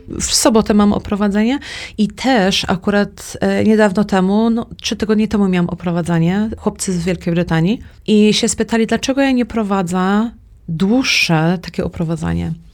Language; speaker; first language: Polish; early bilingual, heritage; Polish